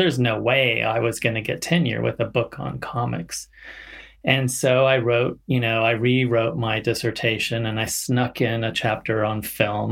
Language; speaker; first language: English; native; English